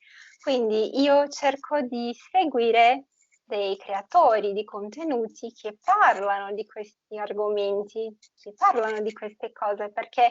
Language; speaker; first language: Italian; non-native, fluent; Portuguese